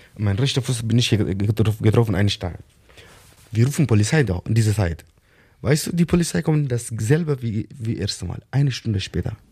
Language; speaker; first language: German; non-native, learner; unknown